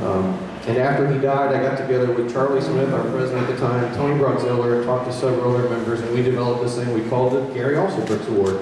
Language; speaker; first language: English; native; English